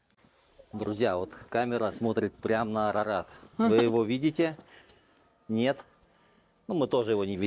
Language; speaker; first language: Russian; native; Russian